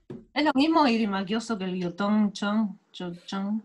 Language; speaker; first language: Korean; non-native, learner; Spanish